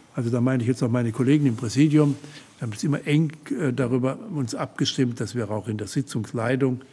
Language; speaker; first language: German; native; German